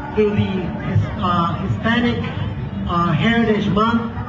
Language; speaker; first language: English; non-native, fluent; Spanish